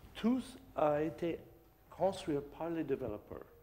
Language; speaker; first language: French; non-native, learner; English